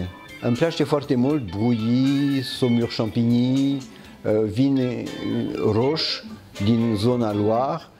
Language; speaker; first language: Romanian; early bilingual, heritage; French